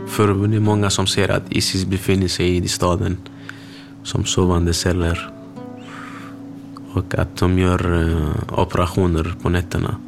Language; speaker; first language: Swedish; early bilingual, other home language; Kurdish